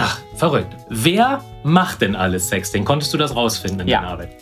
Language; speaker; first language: German; native; German